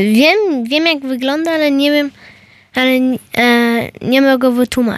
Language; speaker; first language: Polish; early bilingual, heritage; Polish